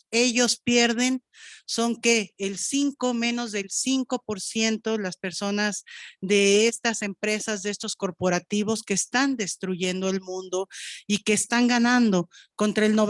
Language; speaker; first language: Spanish; native; Spanish